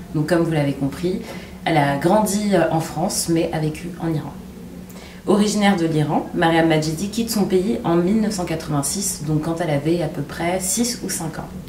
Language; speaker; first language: French; early bilingual, other home language; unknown